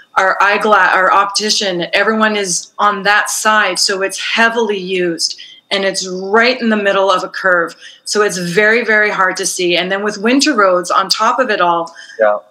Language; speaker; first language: English; native; English